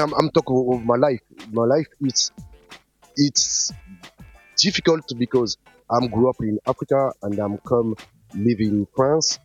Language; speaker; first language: English; non-native, learner; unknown